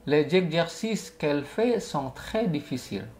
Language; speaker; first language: French; non-native, fluent; Indonesian